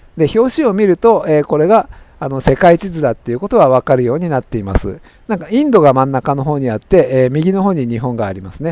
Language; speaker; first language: Japanese; native; Japanese